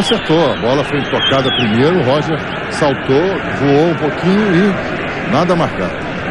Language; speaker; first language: Portuguese; native; Portuguese